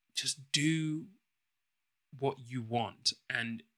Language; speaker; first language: English; native; English